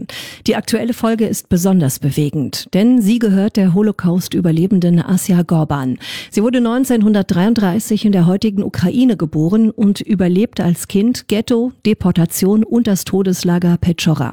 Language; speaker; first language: German; native; German